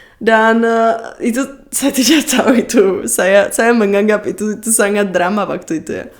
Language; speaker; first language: Indonesian; non-native, fluent; Czech